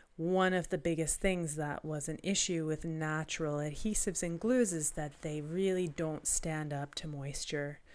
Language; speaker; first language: English; native; English